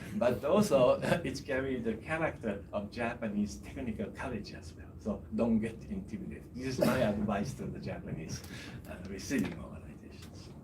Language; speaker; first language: English; non-native, fluent; Japanese